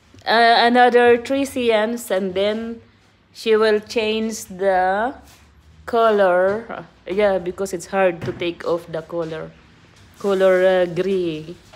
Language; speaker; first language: English; non-native, local second language; Filipino